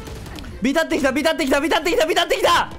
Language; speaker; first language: Japanese; native; Japanese